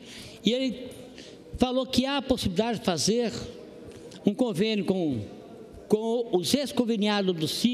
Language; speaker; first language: Portuguese; native; Portuguese